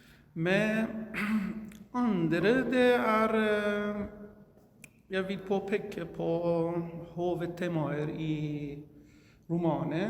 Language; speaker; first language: Norwegian; non-native, learner; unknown